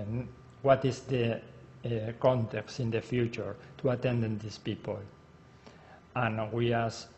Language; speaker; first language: English; non-native, learner; Spanish